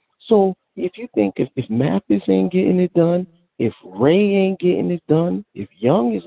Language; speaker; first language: English; native; English